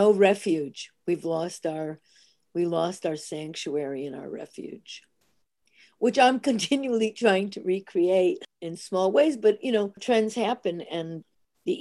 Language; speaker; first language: English; early bilingual, other home language; Italian